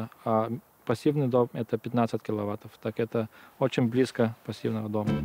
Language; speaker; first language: Russian; non-native, local second language; Lithuanian